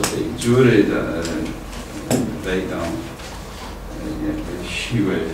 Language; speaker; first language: Polish; non-native, fluent; English